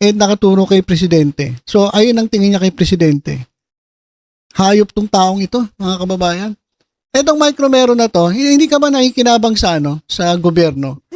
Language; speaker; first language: Filipino; native; Filipino